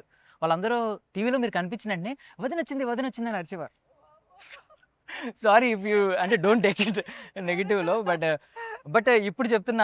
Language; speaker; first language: Telugu; native; Telugu